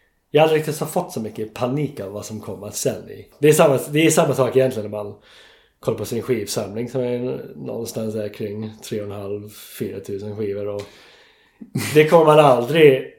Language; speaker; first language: Swedish; non-native, fluent; English